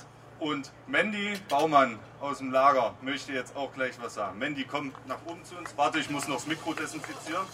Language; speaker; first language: German; native; German